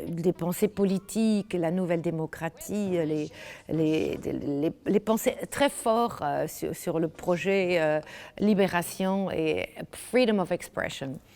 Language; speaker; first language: French; non-native, fluent; German